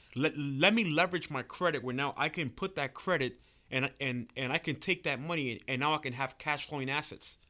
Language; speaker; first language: English; early bilingual, other home language; Spanish